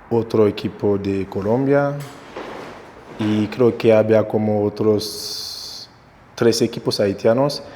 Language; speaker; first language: Spanish; non-native, local second language; Haitian Creole